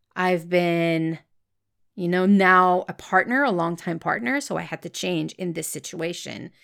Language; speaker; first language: English; non-native, fluent; French